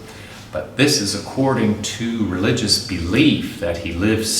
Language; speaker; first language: English; native; English